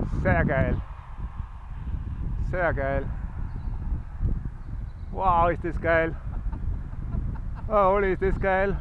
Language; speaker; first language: German; native; German